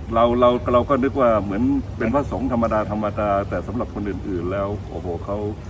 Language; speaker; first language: Thai; native; Thai